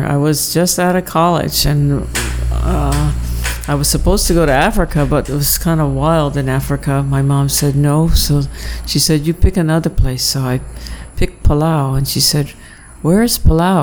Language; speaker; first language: English; native; English